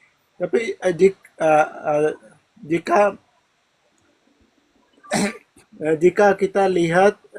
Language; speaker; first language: Indonesian; non-native, learner; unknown